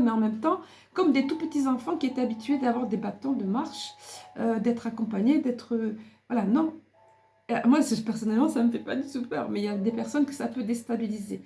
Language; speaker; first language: French; native; French